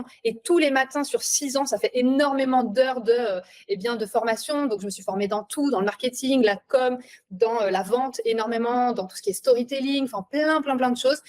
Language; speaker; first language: French; native; French